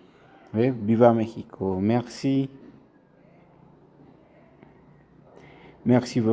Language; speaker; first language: French; non-native, learner; Spanish